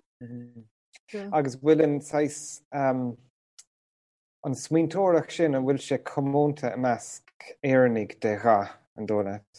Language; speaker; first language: Irish; non-native, local second language; English